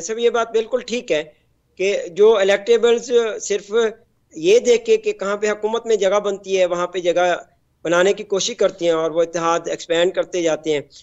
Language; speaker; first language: Urdu; native; Urdu